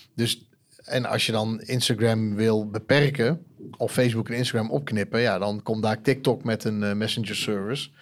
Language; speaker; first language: Dutch; native; Dutch